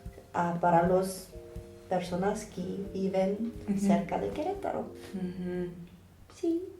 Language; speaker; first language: Spanish; non-native, learner; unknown